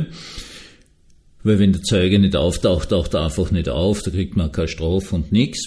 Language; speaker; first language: German; native; German